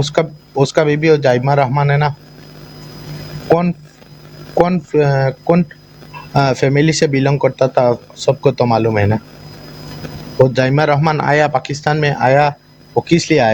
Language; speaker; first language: Hindi; non-native, fluent; Bangla